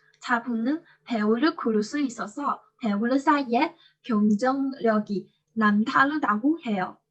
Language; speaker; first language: Korean; non-native, learner; Chinese